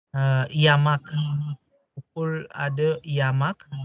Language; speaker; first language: Turkish; non-native, fluent; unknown